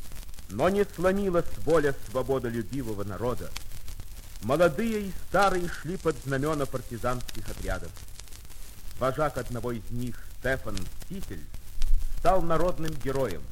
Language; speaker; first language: Russian; native; Russian